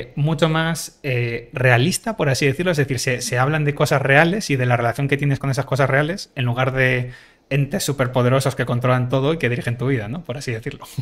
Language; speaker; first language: Spanish; native; Spanish